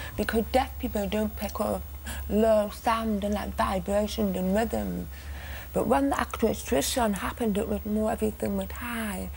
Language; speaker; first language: English; native; English